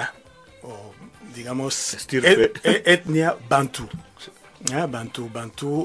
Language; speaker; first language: Spanish; non-native, fluent; Lingala